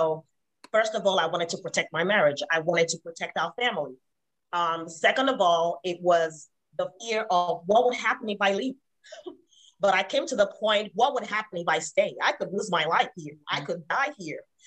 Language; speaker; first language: English; non-native, local second language; Igbo